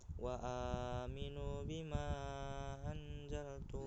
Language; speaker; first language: Arabic; non-native, learner; Indonesian